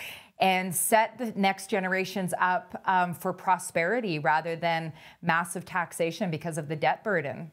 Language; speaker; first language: English; native; English